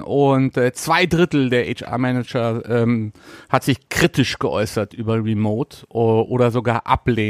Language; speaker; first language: German; native; German